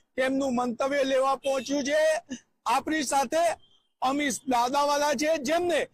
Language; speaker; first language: Gujarati; native; Gujarati